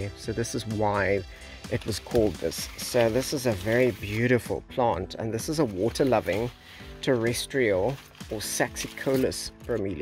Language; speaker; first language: English; native; English